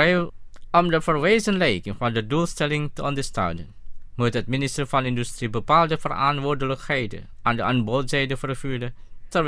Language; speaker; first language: Dutch; non-native, fluent; Indonesian